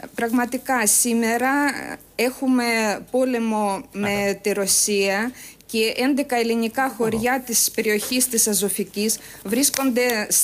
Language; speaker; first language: Greek; non-native, fluent; Ukrainian